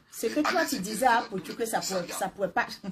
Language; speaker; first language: French; non-native, local second language; Baoulé